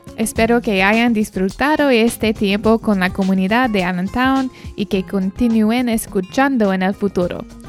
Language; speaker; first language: Spanish; non-native, learner; English